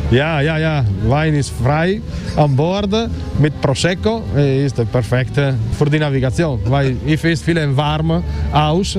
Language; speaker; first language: German; non-native, learner; Italian